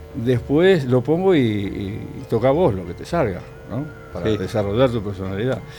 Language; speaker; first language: Spanish; native; Spanish